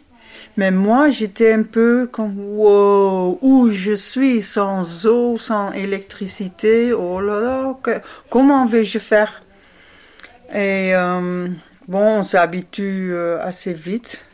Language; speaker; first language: French; non-native, fluent; Dutch